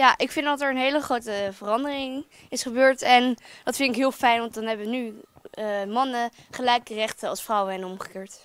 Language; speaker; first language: Dutch; native; Dutch